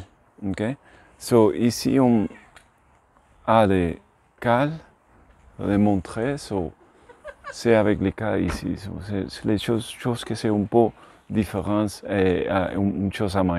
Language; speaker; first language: French; non-native, learner; Spanish